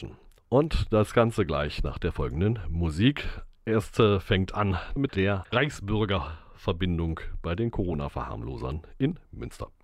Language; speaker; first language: German; native; German